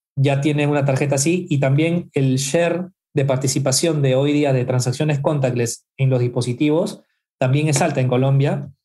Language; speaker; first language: Spanish; native; Spanish